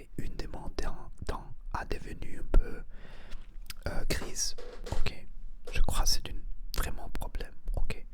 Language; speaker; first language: French; non-native, learner; Spanish